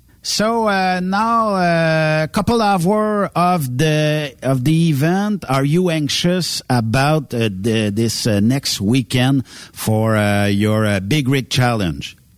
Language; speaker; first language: English; non-native, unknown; French